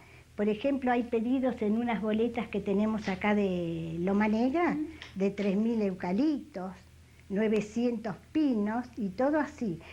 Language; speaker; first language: Spanish; native; Spanish